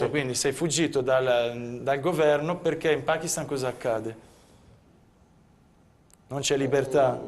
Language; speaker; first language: Italian; native; Italian